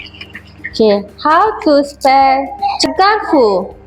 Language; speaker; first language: English; non-native, local second language; Malay